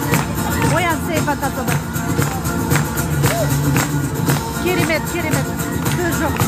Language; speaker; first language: Hungarian; non-native, learner; Kazakh